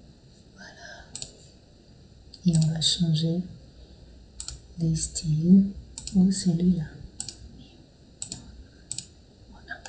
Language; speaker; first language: French; non-native, fluent; Portuguese